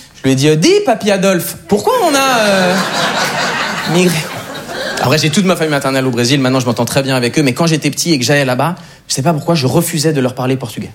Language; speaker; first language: French; native; French